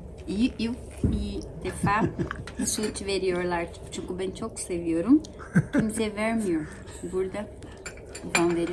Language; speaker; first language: Turkish; non-native, learner; Portuguese